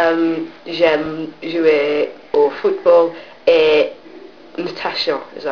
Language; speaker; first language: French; non-native, learner; English